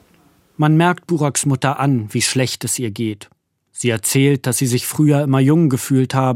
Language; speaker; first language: German; native; German